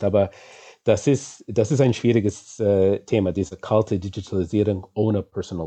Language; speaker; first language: German; non-native, fluent; English